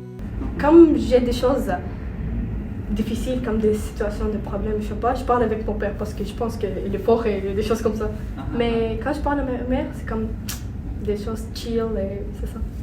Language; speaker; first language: French; non-native, learner; Arabic